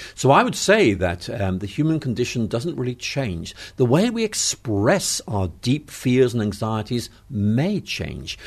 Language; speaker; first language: English; native; English